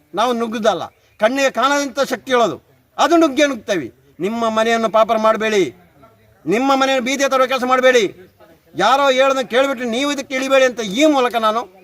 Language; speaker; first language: Kannada; native; Kannada